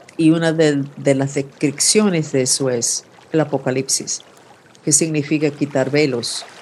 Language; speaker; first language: Spanish; non-native, fluent; English